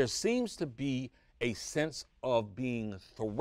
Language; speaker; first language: English; native; English